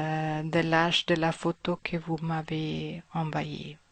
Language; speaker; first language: French; non-native, fluent; German